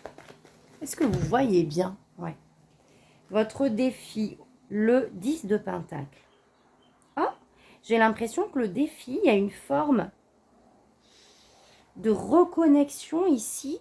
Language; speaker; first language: French; native; French